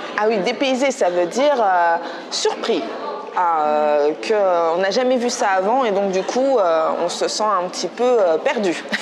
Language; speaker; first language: French; native; French